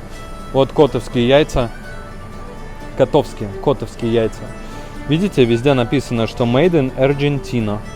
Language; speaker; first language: Russian; native; Russian